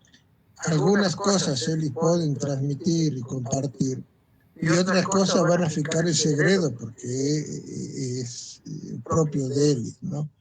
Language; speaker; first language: Portuguese; non-native, fluent; Spanish